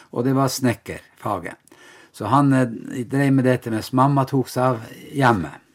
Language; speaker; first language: Norwegian; native; Norwegian